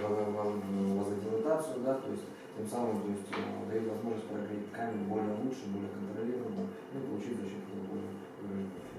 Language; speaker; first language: Russian; native; Russian